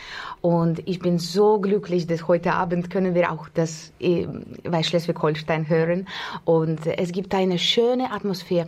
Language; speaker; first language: German; non-native, learner; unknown